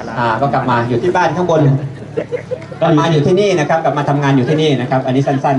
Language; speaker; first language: Thai; native; Thai